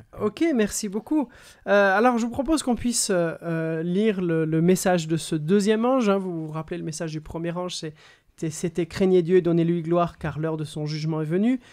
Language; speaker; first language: French; native; French